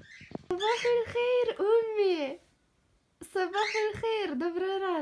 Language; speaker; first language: Arabic; non-native, fluent; Ukrainian